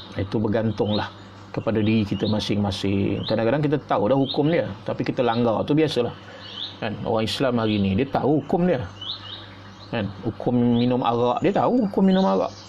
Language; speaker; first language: Malay; native; Malay